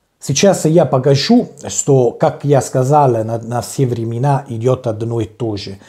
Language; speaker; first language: Russian; non-native, learner; Italian